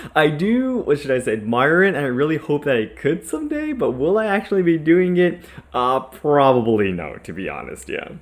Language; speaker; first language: English; non-native, fluent; Japanese